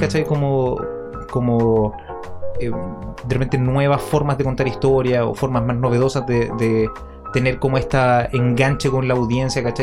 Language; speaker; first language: Spanish; native; Spanish